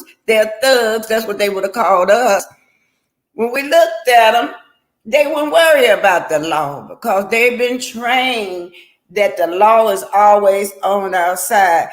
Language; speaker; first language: English; native; English